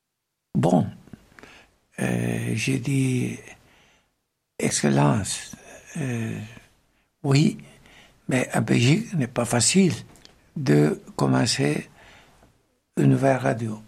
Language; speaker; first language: French; non-native, fluent; Italian